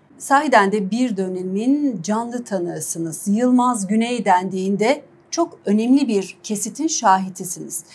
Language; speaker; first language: Turkish; native; Turkish